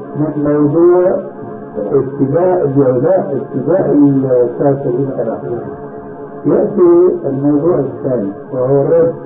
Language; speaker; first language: Arabic; early bilingual, other home language; Albanian